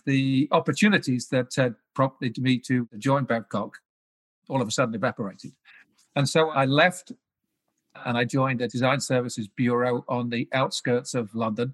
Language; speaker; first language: English; native; English